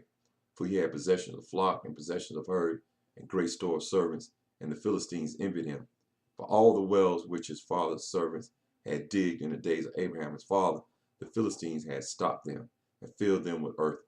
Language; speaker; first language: English; native; English